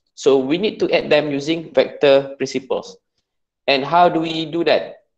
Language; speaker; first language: English; non-native, local second language; Malay